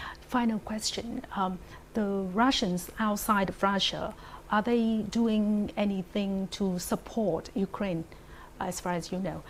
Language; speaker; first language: English; non-native, fluent; Vietnamese